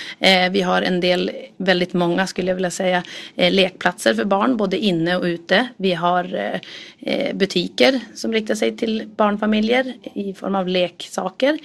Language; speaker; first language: Swedish; native; Swedish